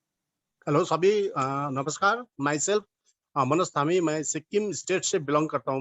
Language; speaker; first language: Hindi; non-native, local second language; Nepali